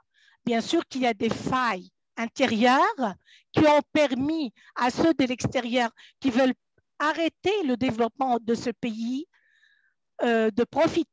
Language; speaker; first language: French; non-native, fluent; Arabic